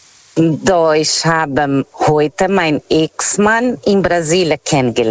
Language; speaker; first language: German; non-native, learner; Portuguese